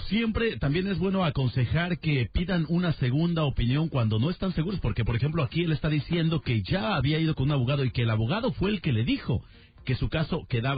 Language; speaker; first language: Spanish; native; Spanish